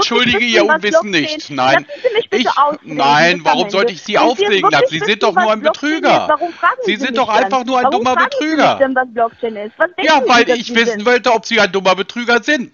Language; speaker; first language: German; native; German